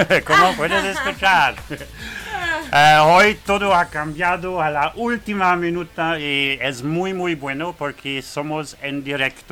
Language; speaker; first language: Spanish; non-native, learner; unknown